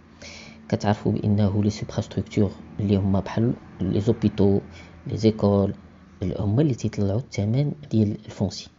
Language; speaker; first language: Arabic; native; Arabic